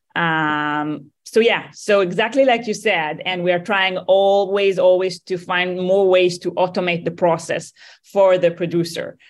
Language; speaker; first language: English; non-native, fluent; Hebrew